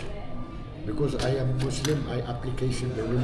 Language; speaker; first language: English; non-native, learner; Arabic